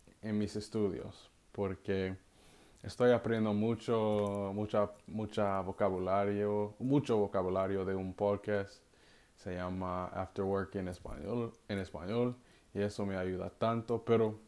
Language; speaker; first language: Spanish; non-native, learner; English